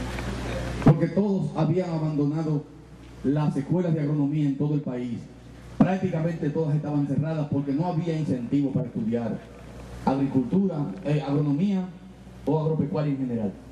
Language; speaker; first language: Spanish; native; Spanish